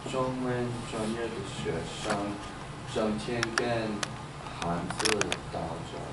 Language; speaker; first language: Chinese; non-native, learner; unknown